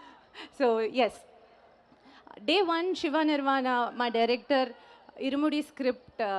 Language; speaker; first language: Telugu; non-native, local second language; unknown